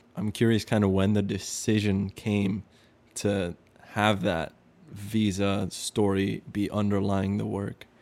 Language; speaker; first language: English; early bilingual, other home language; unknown